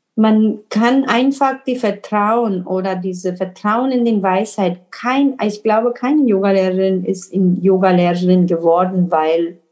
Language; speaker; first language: German; non-native, fluent; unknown